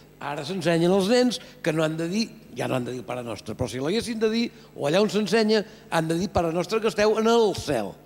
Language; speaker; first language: Catalan; native; Catalan